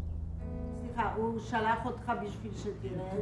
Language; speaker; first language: Hebrew; non-native, fluent; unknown